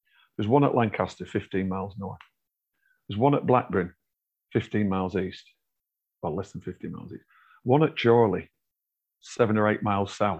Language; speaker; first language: English; native; English